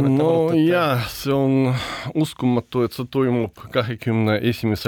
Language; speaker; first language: Estonian; non-native, learner; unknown